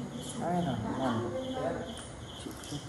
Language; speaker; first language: Vietnamese; native; Vietnamese